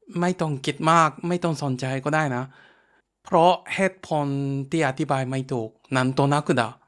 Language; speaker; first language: Thai; non-native, fluent; Japanese